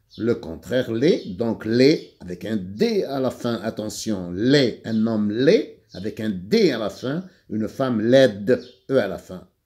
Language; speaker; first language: French; non-native, local second language; Arabic